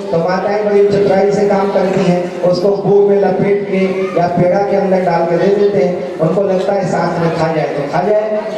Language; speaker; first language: Hindi; non-native, local second language; Chhattisgarhi